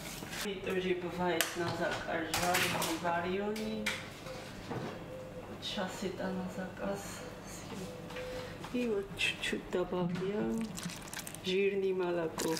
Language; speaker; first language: Russian; non-native, local second language; Ossetic